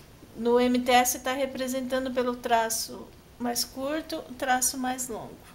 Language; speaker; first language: Portuguese; native; Portuguese